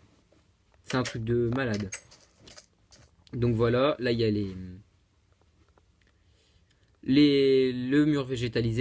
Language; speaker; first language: French; native; French